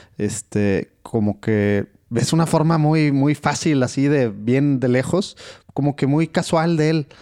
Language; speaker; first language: Spanish; native; Spanish